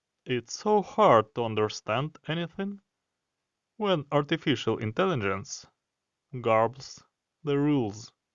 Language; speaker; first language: English; non-native, fluent; Ukrainian